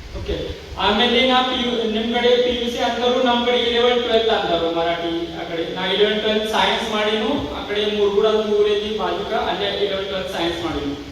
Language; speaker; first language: Kannada; non-native, local second language; Marathi